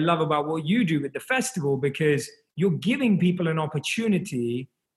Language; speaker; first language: English; native; English